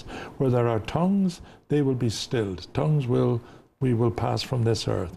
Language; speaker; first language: English; native; English